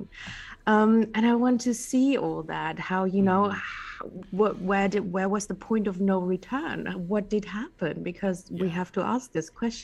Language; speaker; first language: English; non-native, fluent; German